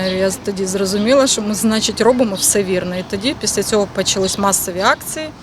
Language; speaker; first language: Ukrainian; non-native, local second language; Russian